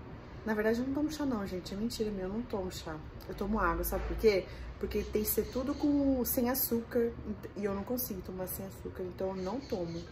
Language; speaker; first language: Portuguese; native; Portuguese